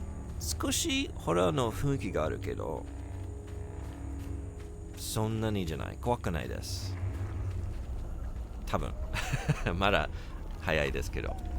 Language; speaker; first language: Japanese; non-native, learner; English